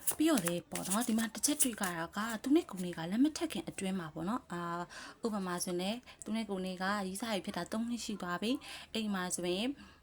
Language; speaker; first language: Burmese; native; Burmese